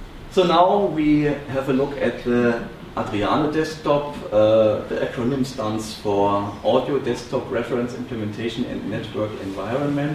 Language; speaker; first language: English; non-native, fluent; German